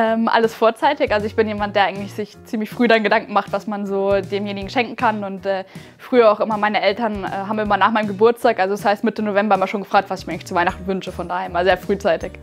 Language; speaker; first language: German; native; German